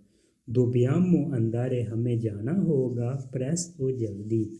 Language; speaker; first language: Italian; non-native, fluent; Punjabi